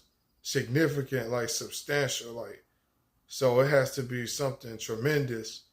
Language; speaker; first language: English; native; English